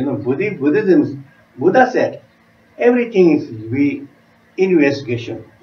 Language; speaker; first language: English; non-native, learner; Tibetan